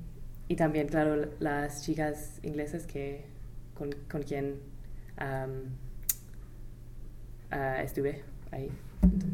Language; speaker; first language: Spanish; non-native, fluent; English